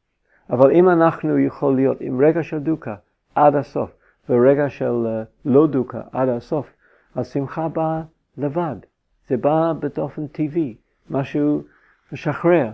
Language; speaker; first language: Hebrew; non-native, fluent; English